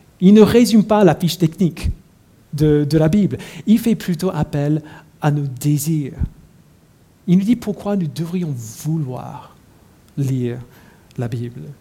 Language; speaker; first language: French; non-native, fluent; English